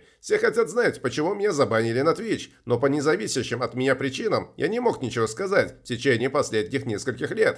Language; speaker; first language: Russian; native; Russian